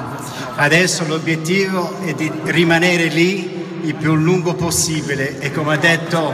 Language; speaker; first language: Italian; early bilingual, heritage; Italian